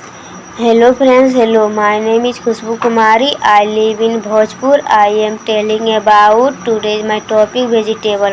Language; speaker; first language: English; non-native, learner; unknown